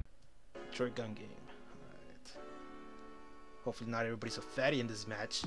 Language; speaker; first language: English; native; English